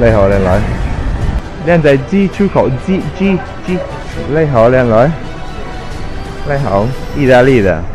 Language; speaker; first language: Chinese; non-native, learner; Italian